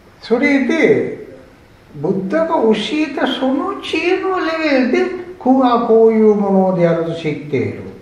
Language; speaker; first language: Japanese; non-native, fluent; Sinhala